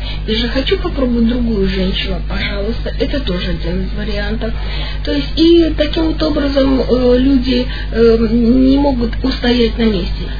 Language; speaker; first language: Russian; native; Russian